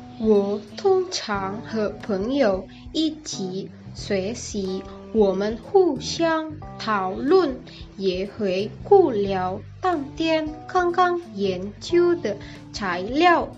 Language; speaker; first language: Chinese; non-native, learner; Indonesian